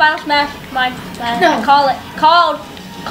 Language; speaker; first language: English; native; English